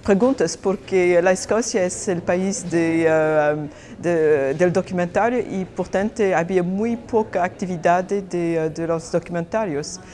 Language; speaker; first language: Spanish; non-native, fluent; Portuguese